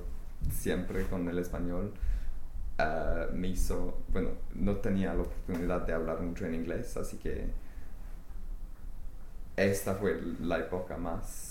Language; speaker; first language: Spanish; non-native, fluent; English